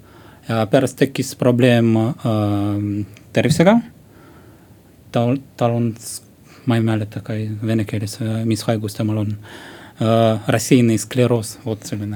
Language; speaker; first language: Estonian; non-native, local second language; Russian